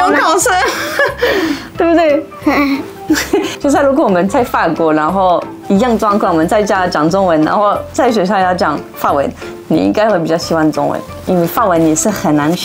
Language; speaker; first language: Chinese; non-native, fluent; French